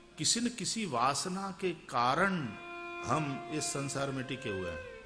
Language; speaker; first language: Hindi; non-native, local second language; Gujarati